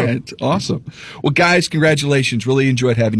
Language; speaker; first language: English; native; English